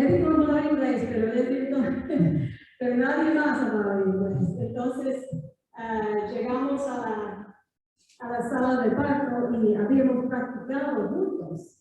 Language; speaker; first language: Spanish; non-native, fluent; English